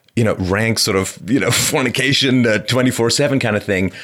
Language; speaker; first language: English; native; English